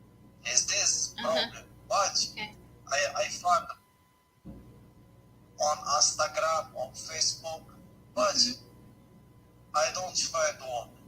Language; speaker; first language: English; non-native, learner; Arabic